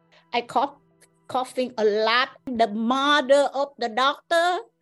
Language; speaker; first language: English; non-native, learner; Vietnamese